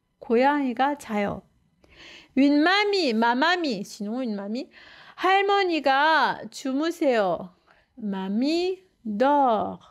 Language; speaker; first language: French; non-native, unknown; Korean